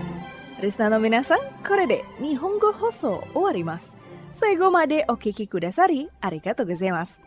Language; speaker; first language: Japanese; non-native, fluent; Indonesian